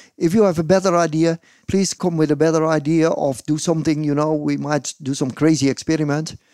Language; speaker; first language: English; non-native, fluent; Dutch